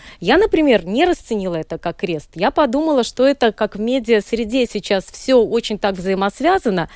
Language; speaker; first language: Russian; native; Russian